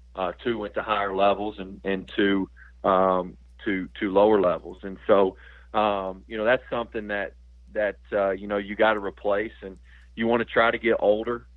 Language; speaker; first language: English; native; English